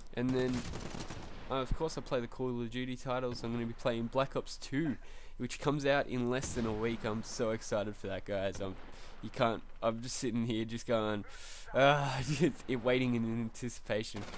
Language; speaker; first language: English; native; English